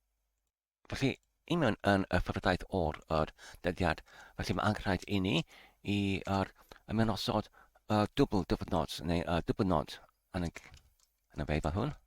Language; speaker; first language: Welsh; non-native, learner; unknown